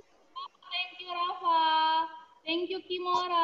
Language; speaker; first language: English; non-native, learner; Indonesian